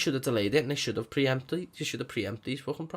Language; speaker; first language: English; native; English